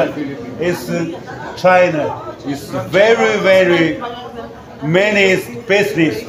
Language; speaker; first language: English; non-native, learner; Chinese